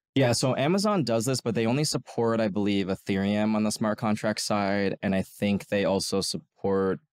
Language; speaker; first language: English; native; English